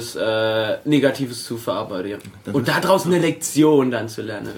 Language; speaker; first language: German; native; German